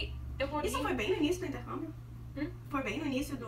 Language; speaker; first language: Portuguese; native; Portuguese